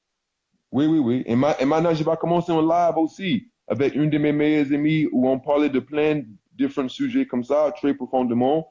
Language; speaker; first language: French; non-native, learner; English